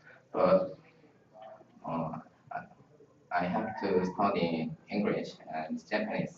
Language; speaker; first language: English; non-native, learner; Korean